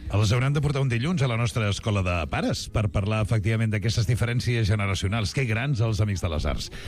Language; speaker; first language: Catalan; native; Catalan